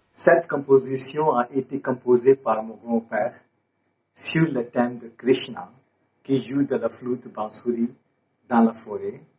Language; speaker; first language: French; non-native, fluent; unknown